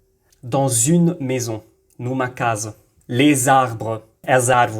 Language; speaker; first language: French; non-native, local second language; Arabic